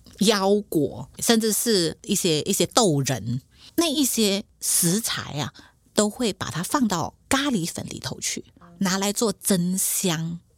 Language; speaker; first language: Chinese; native; Chinese